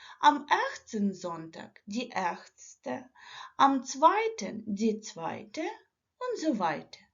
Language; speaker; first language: German; non-native, fluent; Ukrainian